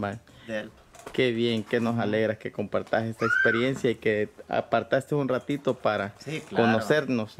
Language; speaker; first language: Spanish; native; Spanish